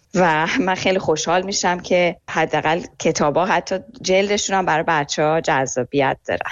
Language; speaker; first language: Persian; native; Persian